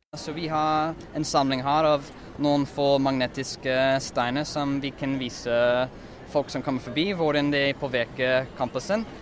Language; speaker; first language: Norwegian; non-native, learner; English